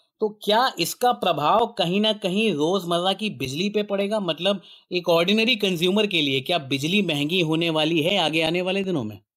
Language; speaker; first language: Hindi; native; Hindi